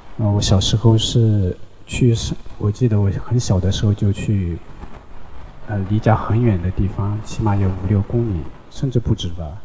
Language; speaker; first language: Chinese; non-native, local second language; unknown